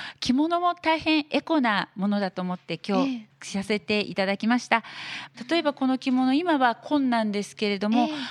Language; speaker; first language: Japanese; native; Japanese